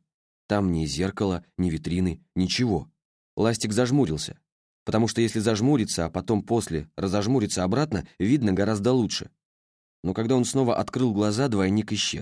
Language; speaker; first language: Russian; native; Russian